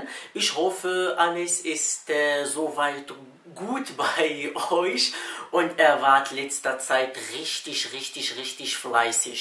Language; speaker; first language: German; non-native, fluent; Arabic